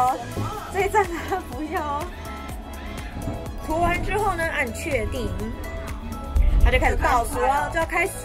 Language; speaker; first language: Chinese; native; Chinese